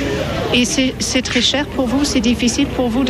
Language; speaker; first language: French; native; French